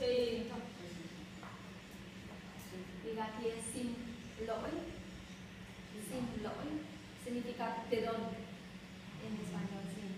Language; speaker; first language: Spanish; non-native, learner; Vietnamese